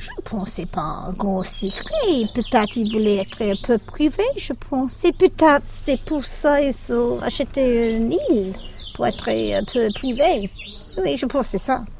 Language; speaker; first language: French; non-native, fluent; English